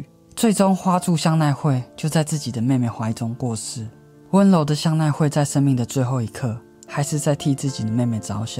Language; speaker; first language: Chinese; native; Chinese